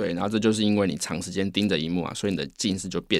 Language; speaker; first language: Chinese; native; Chinese